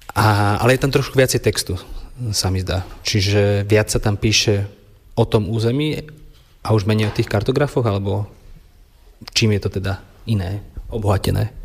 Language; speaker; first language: Slovak; native; Slovak